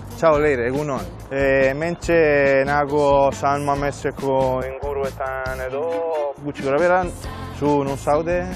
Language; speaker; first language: Basque; non-native, fluent; Italian